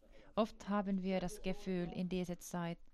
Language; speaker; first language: German; non-native, fluent; Finnish